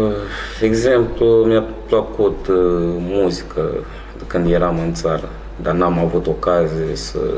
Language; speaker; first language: Romanian; non-native, fluent; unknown